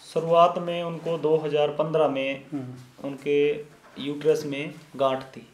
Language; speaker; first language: Hindi; native; Hindi